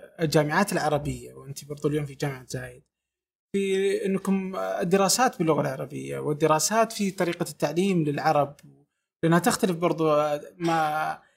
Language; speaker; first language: Arabic; native; Arabic